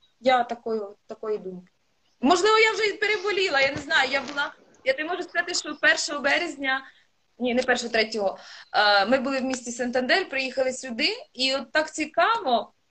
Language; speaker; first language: Ukrainian; non-native, local second language; Russian